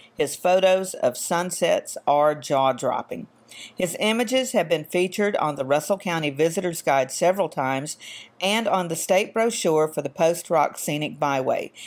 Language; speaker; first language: English; native; English